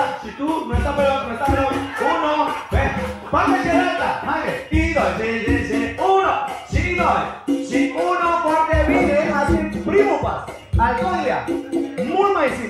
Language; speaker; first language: Romanian; non-native, fluent; Spanish